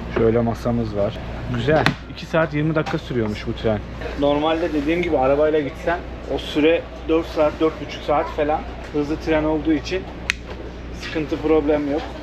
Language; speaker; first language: Turkish; native; Turkish